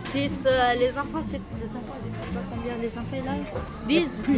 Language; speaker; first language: French; non-native, learner; Romanian